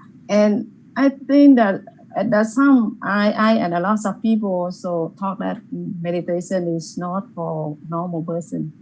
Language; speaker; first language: English; non-native, learner; Vietnamese